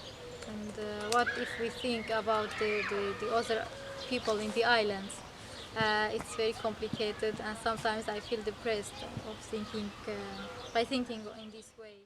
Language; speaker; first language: English; non-native, fluent; Arabic